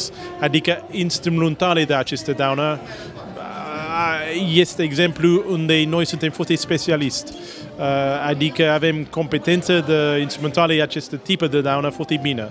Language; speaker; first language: Romanian; non-native, learner; English